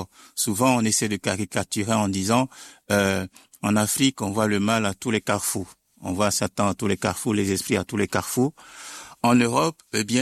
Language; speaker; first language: French; non-native, local second language; Baoulé